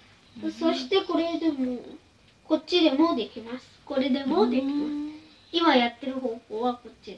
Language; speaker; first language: Japanese; early bilingual, other home language; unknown